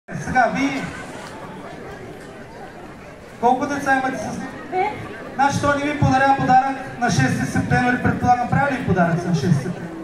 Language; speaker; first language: Bulgarian; native; Bulgarian